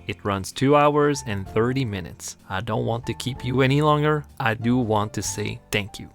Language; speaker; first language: English; non-native, fluent; French